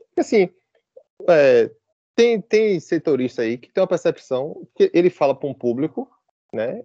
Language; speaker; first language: Portuguese; native; Portuguese